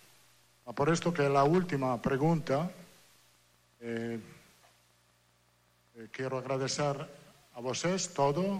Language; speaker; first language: Portuguese; non-native, learner; Italian